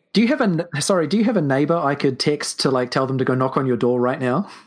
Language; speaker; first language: English; native; English